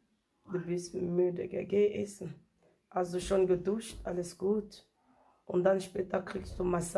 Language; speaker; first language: German; non-native, learner; French